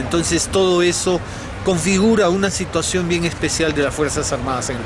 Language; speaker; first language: Spanish; native; Spanish